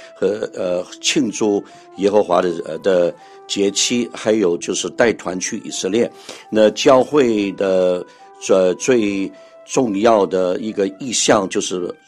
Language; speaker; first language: Chinese; non-native, local second language; Cantonese